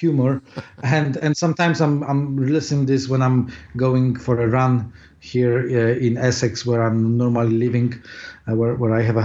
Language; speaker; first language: English; non-native, fluent; Polish